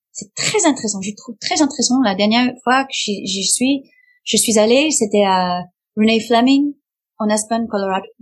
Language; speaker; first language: French; non-native, fluent; English